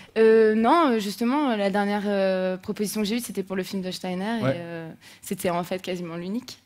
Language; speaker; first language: French; native; French